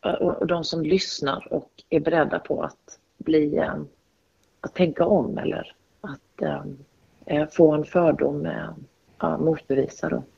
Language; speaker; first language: Swedish; native; Swedish